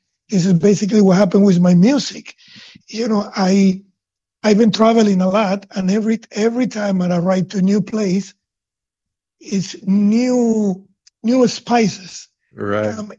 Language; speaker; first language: English; non-native, fluent; Spanish